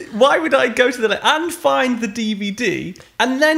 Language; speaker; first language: English; native; English